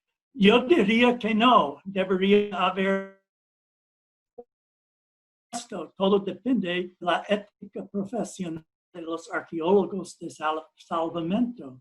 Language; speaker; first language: Spanish; non-native, fluent; English